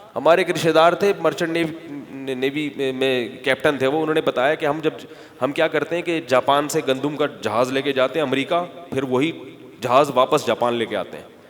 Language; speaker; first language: Urdu; native; Urdu